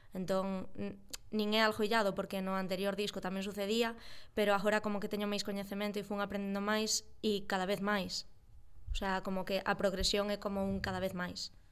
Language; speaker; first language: Galician; non-native, local second language; Spanish